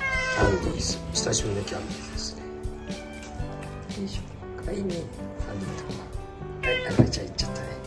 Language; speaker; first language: Japanese; native; Japanese